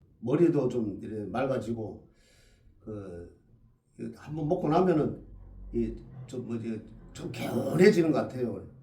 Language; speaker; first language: Korean; native; Korean